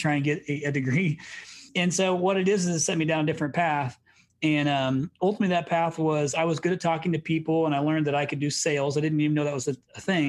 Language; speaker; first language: English; native; English